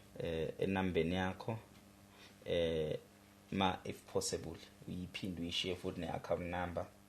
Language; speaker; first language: Zulu; native; Zulu